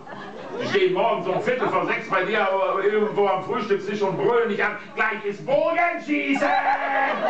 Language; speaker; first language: German; native; German